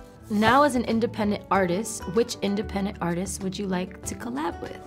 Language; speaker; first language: English; early bilingual, other home language; Spanish